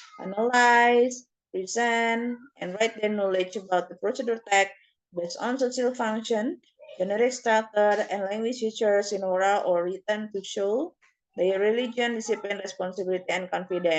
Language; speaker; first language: English; non-native, fluent; Indonesian